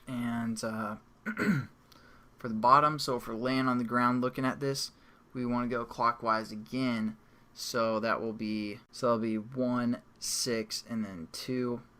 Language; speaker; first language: English; native; English